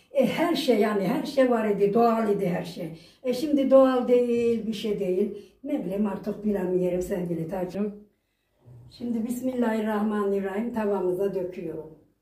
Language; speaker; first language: Turkish; native; Turkish